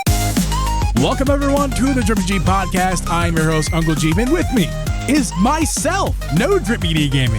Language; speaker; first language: English; native; English